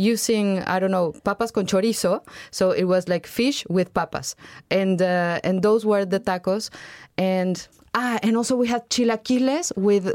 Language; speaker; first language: English; non-native, fluent; Spanish